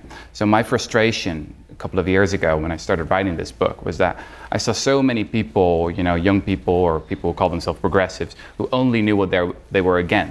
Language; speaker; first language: English; non-native, fluent; Dutch